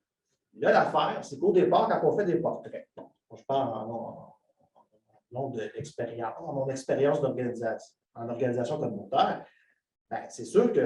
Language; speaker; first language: French; native; French